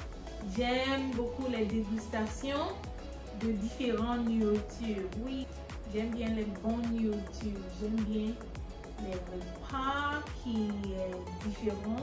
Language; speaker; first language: French; non-native, fluent; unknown